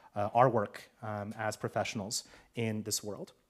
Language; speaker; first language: English; native; English